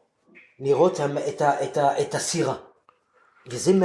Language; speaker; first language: Hebrew; non-native, fluent; French